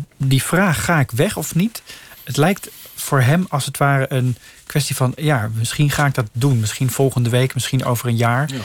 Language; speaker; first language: Dutch; native; Dutch